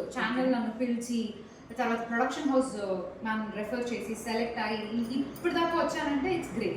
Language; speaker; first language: Telugu; non-native, local second language; Kannada